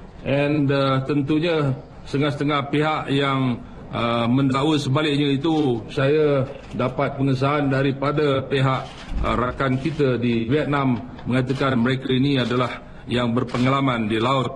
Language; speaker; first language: Malay; native; Malay